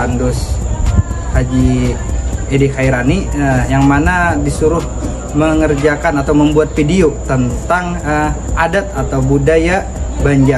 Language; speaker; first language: Indonesian; non-native, local second language; Banjar